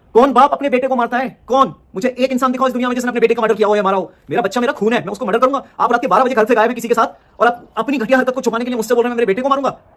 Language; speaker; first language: Hindi; native; Hindi